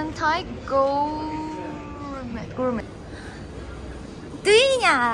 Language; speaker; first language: Russian; non-native, learner; Korean